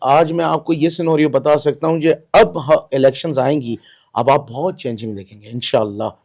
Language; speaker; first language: Urdu; non-native, local second language; Baluchi